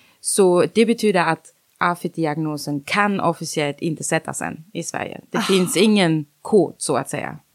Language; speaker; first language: Swedish; non-native, fluent; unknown